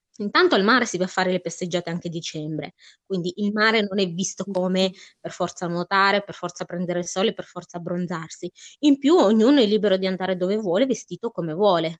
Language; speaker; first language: Italian; early bilingual, other home language; Arabic